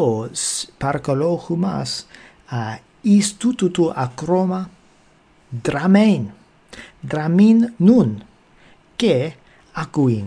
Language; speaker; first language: Greek; non-native, fluent; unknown